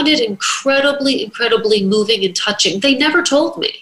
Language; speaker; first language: English; native; English